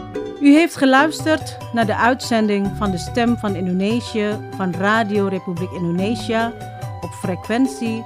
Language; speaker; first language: Dutch; non-native, fluent; Indonesian